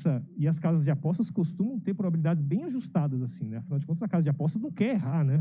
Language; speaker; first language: Portuguese; native; Portuguese